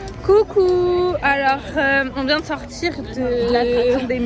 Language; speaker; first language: French; native; French